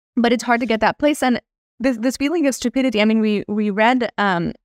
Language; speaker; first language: English; non-native, local second language; Hindi